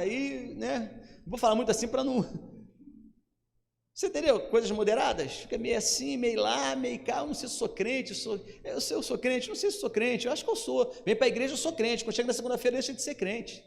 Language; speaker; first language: Portuguese; native; Portuguese